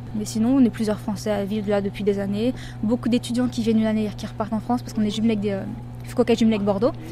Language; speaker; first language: French; native; French